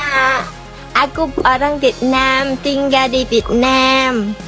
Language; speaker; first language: Indonesian; non-native, learner; Vietnamese